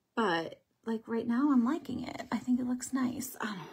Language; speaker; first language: English; native; English